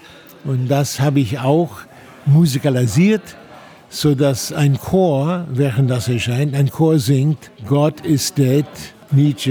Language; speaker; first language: German; non-native, fluent; English